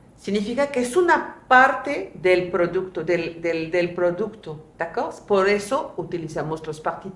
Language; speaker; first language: Spanish; non-native, fluent; French